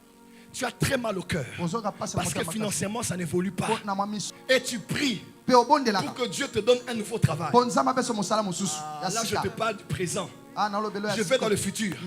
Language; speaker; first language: French; non-native, local second language; Lingala